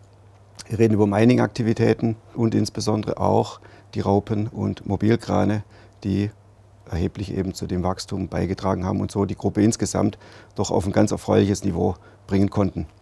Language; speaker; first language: German; native; German